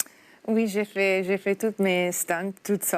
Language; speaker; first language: French; non-native, learner; English